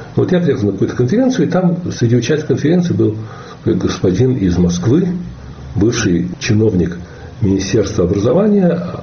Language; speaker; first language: Russian; native; Russian